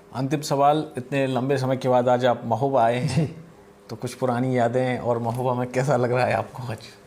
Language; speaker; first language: Hindi; native; Hindi